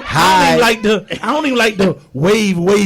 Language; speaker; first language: English; native; English